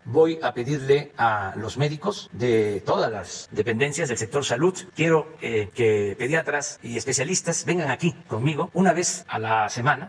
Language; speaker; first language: Spanish; native; Spanish